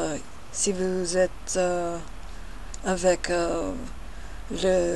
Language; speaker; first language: French; non-native, learner; English